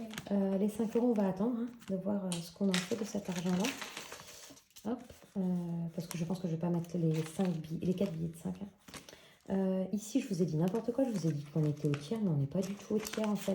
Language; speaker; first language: French; native; French